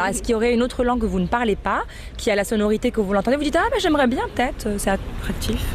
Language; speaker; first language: French; native; French